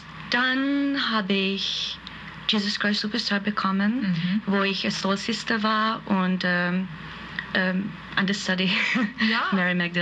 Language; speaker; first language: German; non-native, fluent; Hungarian